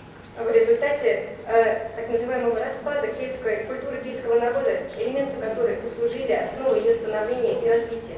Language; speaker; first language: Russian; native; Russian